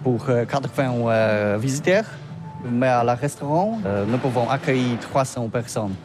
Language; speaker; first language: French; non-native, learner; Polish